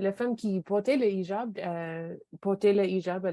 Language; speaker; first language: French; non-native, learner; English